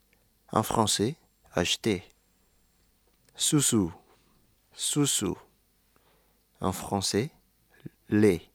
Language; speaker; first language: French; non-native, fluent; Indonesian